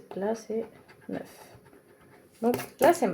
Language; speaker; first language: French; native; French